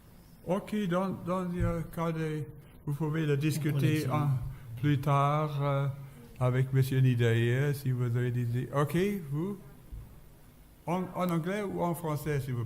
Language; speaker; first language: French; non-native, fluent; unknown